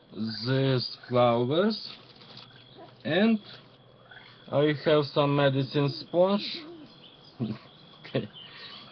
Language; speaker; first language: English; non-native, learner; Ukrainian